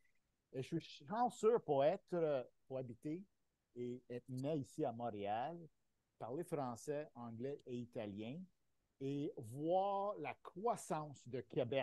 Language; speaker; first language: French; non-native, local second language; Italian